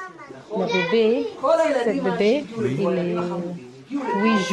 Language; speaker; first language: French; non-native, learner; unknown